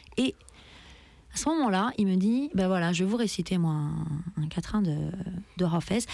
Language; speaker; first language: French; early bilingual, other home language; Persian